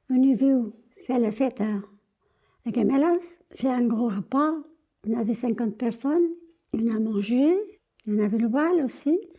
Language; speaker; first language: French; non-native, fluent; Portuguese